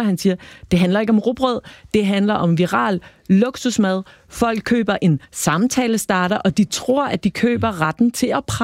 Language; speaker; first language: Danish; native; Danish